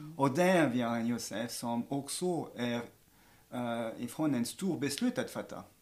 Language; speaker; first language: Swedish; non-native, fluent; French